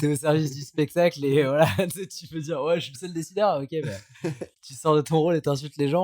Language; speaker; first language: French; native; French